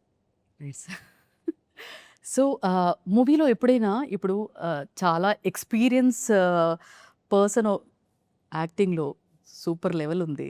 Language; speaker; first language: Telugu; native; Telugu